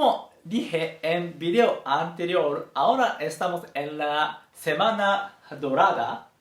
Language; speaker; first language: Spanish; non-native, fluent; Japanese